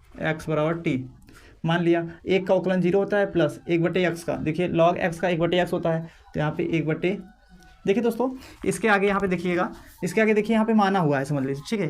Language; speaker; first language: Hindi; native; Hindi